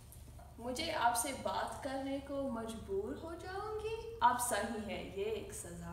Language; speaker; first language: Hindi; non-native, learner; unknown